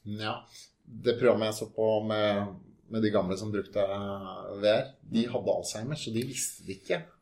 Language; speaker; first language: Norwegian; native; Norwegian